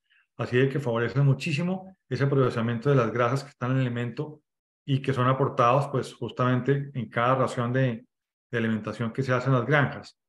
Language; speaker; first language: Spanish; native; Spanish